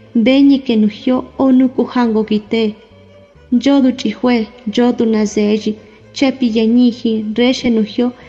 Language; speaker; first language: Spanish; non-native, local second language; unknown